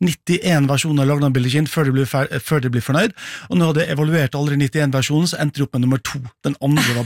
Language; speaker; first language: Norwegian; native; Norwegian